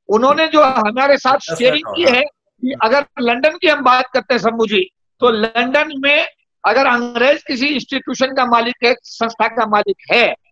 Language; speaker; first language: Hindi; native; Hindi